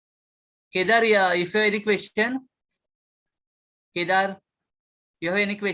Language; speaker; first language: English; non-native, local second language; Marathi